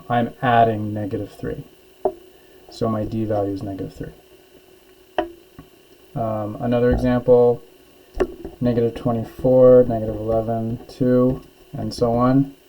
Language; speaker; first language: English; native; English